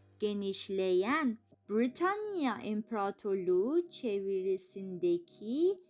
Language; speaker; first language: Turkish; non-native, fluent; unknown